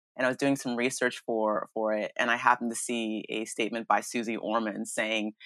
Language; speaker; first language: English; early bilingual, other home language; Yoruba